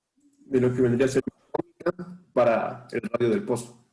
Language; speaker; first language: Spanish; native; Spanish